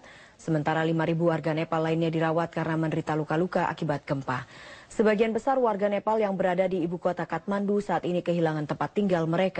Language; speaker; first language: Indonesian; native; Indonesian